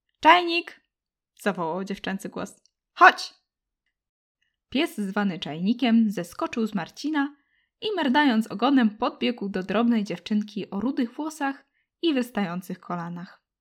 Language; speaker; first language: Polish; native; Polish